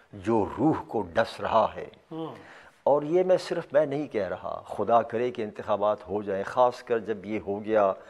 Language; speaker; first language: Urdu; non-native, local second language; Pashto